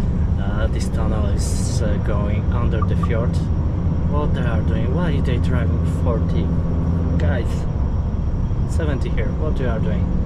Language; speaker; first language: English; non-native, fluent; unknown